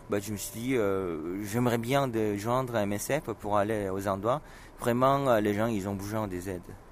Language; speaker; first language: French; non-native, fluent; Korean